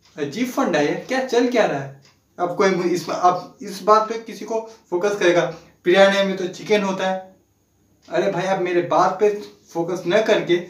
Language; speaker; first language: Hindi; non-native, local second language; Bangla